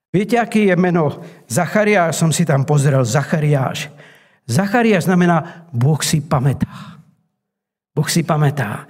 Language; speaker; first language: Slovak; native; Slovak